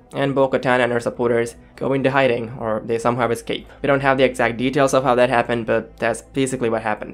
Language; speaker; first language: English; native; English